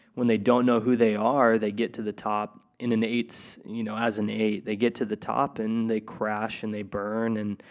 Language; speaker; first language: English; native; English